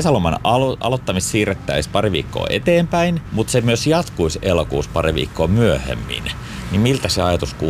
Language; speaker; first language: Finnish; native; Finnish